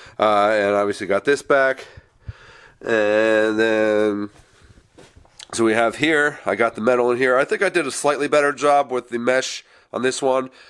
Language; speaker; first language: English; native; English